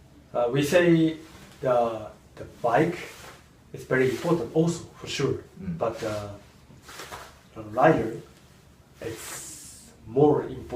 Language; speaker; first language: English; non-native, learner; Japanese